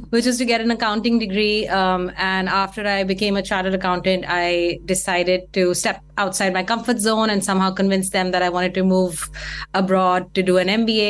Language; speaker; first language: English; non-native, local second language; Hindi